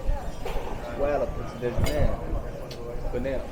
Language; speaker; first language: French; native; French